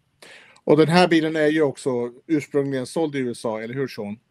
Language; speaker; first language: Swedish; native; Swedish